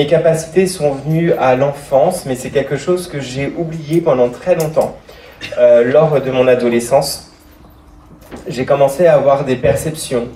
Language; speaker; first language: French; native; French